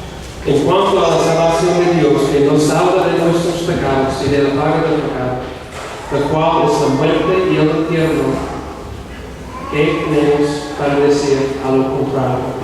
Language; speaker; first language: Spanish; non-native, fluent; English